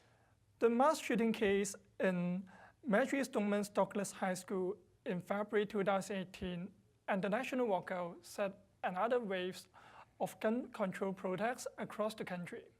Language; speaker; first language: English; non-native, fluent; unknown